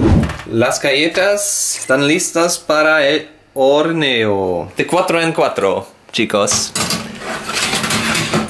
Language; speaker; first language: Spanish; non-native, learner; German